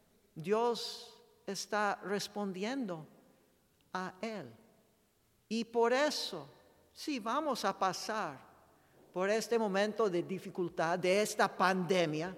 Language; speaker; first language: Spanish; non-native, fluent; English